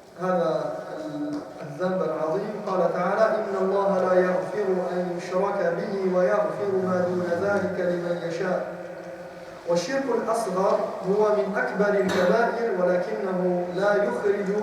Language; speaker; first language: Arabic; non-native, fluent; French